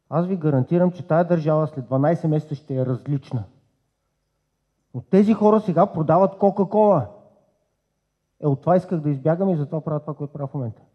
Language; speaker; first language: Bulgarian; native; Bulgarian